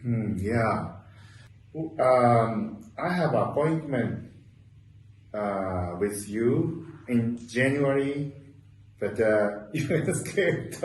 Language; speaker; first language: English; non-native, learner; Japanese